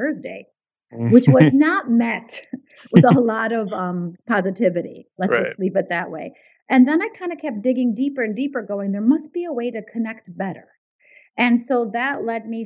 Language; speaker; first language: English; early bilingual, other home language; Ukrainian